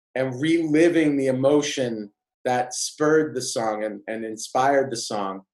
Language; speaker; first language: English; native; English